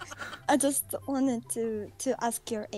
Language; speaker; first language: English; non-native, local second language; Ukrainian